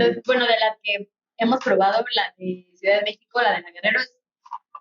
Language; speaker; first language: Spanish; native; Spanish